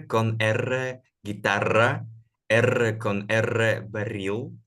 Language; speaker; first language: Spanish; non-native, learner; Russian